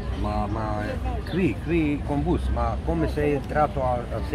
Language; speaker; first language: Italian; non-native, learner; Serbian